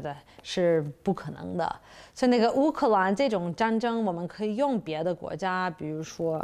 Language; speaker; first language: Chinese; non-native, fluent; English